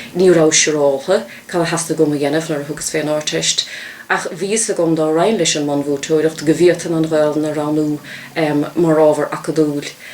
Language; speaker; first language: Irish; non-native, local second language; English